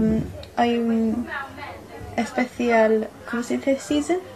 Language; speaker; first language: Spanish; non-native, learner; English